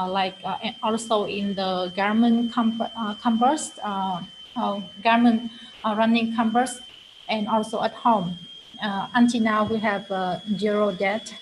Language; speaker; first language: English; non-native, fluent; Vietnamese